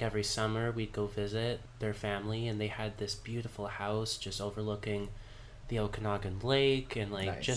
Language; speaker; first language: English; native; English